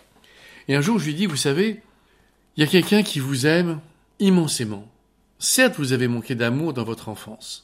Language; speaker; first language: French; native; French